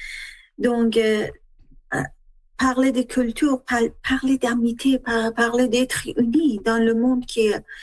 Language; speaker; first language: French; non-native, learner; Persian